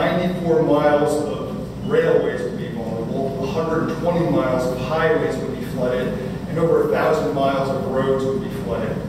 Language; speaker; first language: English; native; English